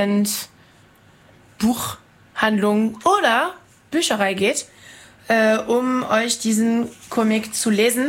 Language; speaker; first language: German; non-native, fluent; French